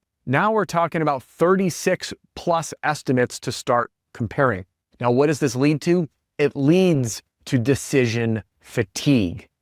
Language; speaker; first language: English; native; English